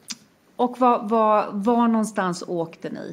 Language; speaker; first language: Swedish; native; Swedish